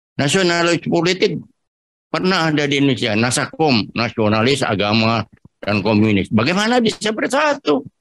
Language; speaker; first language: Indonesian; non-native, local second language; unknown